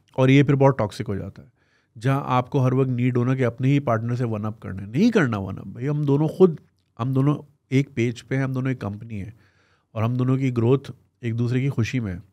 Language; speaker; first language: Urdu; native; Urdu